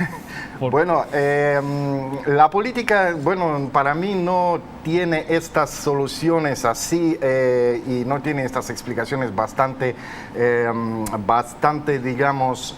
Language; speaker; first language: Spanish; non-native, fluent; Russian